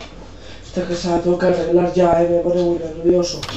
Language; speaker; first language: Spanish; native; Spanish